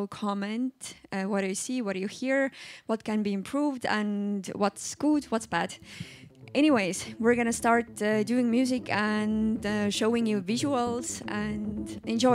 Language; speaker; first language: English; non-native, fluent; Estonian